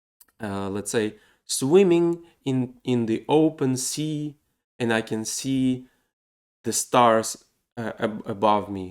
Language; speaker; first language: English; non-native, fluent; Russian